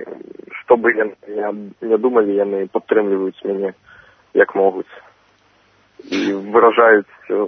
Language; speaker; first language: Belarusian; non-native, local second language; Russian